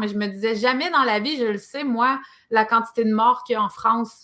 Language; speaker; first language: French; native; French